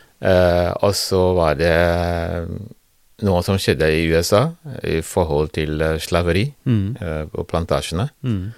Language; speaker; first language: Norwegian; non-native, fluent; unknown